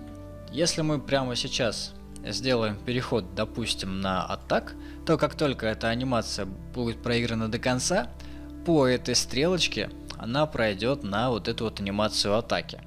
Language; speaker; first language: Russian; native; Russian